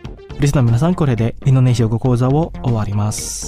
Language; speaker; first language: Japanese; non-native, fluent; Indonesian